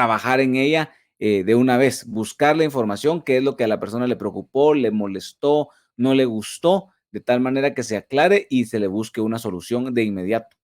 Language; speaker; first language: Spanish; native; Spanish